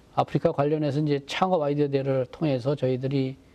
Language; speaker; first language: Korean; native; Korean